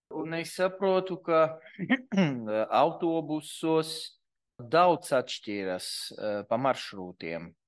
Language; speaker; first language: Latvian; non-native, local second language; Russian